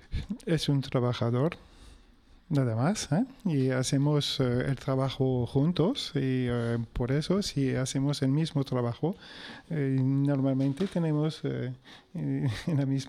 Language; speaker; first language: Spanish; non-native, fluent; French